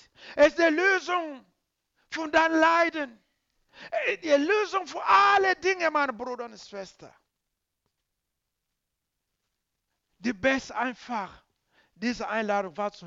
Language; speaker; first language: German; non-native, learner; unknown